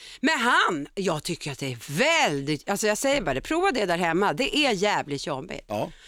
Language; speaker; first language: Swedish; native; Swedish